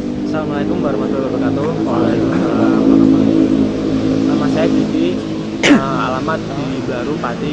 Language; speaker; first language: Indonesian; non-native, local second language; Javanese